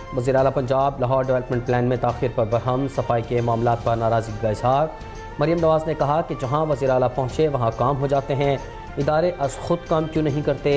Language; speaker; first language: Urdu; native; Urdu